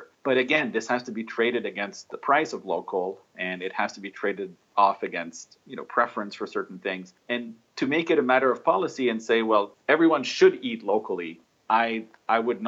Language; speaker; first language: English; native; English